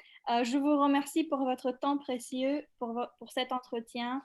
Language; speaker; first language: French; non-native, fluent; Macedonian